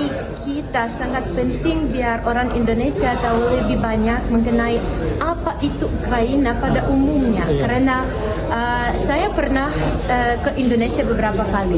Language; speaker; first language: Indonesian; non-native, fluent; Ukrainian